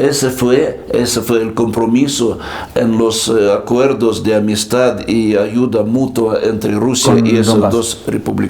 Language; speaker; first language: Spanish; non-native, fluent; Russian